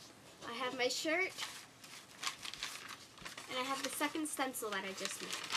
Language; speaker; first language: English; native; English